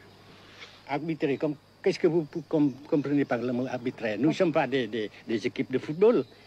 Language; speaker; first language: French; non-native, fluent; Vietnamese